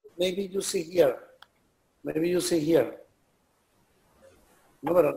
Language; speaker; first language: English; non-native, learner; Spanish